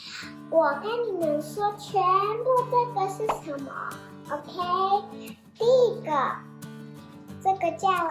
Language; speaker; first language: Chinese; early bilingual, heritage; Chinese